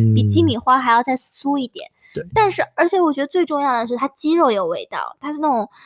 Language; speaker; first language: Chinese; native; Chinese